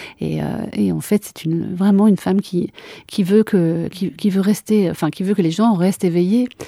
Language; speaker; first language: French; native; French